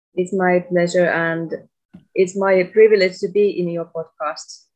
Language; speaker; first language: English; non-native, fluent; Finnish